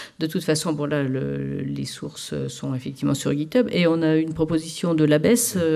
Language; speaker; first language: French; native; French